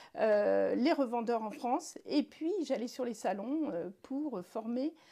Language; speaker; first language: French; native; French